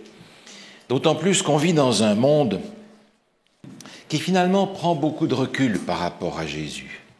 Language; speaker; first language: French; native; French